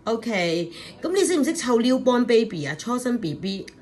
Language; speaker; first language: Cantonese; native; Cantonese